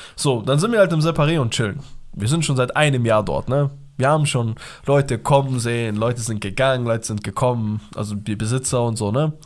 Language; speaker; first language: German; early bilingual, other home language; Persian